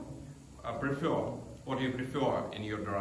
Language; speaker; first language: English; non-native, learner; Russian